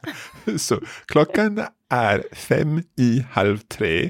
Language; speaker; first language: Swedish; non-native, learner; English